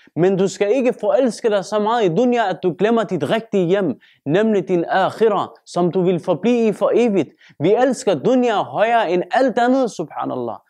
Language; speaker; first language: Danish; early bilingual, other home language; Turkish